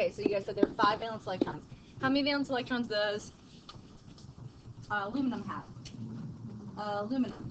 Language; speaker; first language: English; native; English